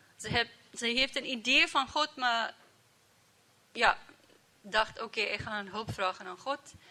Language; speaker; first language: Dutch; non-native, learner; English